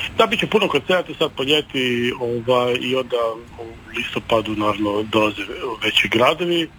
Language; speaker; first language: Serbian; early bilingual, heritage; Croatian